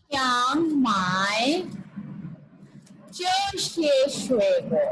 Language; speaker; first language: Chinese; non-native, fluent; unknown